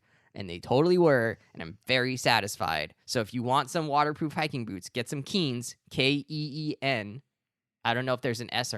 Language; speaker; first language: English; native; English